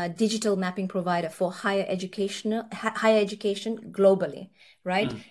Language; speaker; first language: English; early bilingual, other home language; Nepali